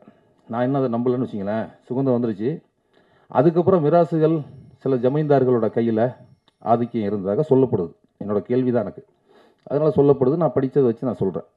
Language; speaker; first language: Tamil; native; Tamil